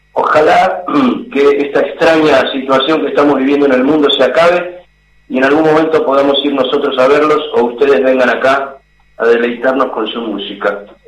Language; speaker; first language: Spanish; native; Spanish